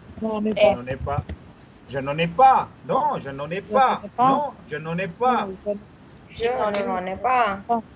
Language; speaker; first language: French; non-native, fluent; Hindi